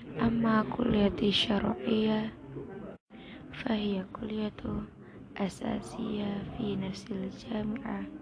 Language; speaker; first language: Arabic; non-native, learner; Indonesian